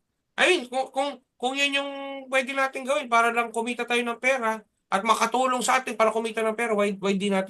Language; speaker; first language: Filipino; native; Filipino